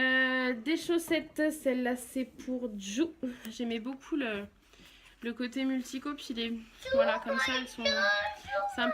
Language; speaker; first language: French; native; French